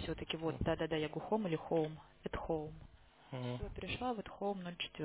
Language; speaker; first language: Russian; native; Russian